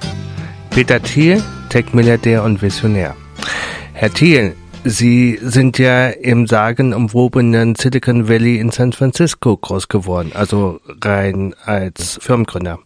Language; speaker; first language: German; native; German